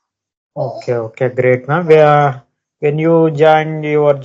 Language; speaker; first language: English; non-native, learner; Telugu